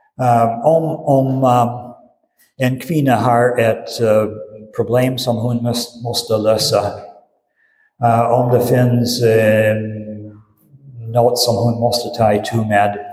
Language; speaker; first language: Swedish; non-native, fluent; English